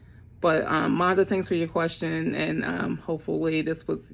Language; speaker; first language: English; native; English